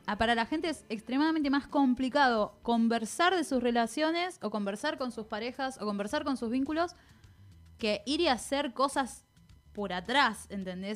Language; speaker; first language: Spanish; native; Spanish